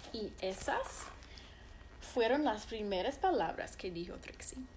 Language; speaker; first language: Spanish; non-native, fluent; English